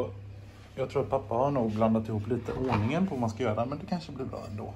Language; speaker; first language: Swedish; native; Swedish